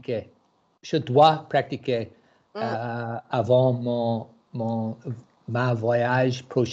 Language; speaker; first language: French; non-native, learner; English